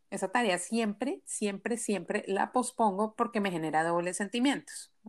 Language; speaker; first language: Spanish; native; Spanish